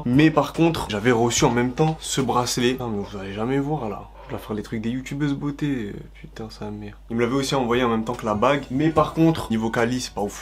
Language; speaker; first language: French; native; French